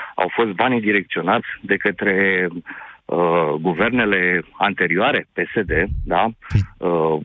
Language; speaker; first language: Romanian; native; Romanian